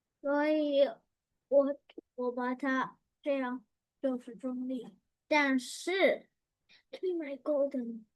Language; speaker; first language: Chinese; early bilingual, heritage; Chinese